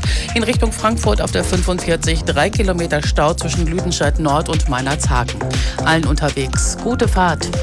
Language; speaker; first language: German; native; German